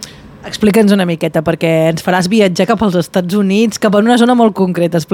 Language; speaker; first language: Catalan; native; Catalan